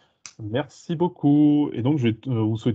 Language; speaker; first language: French; native; French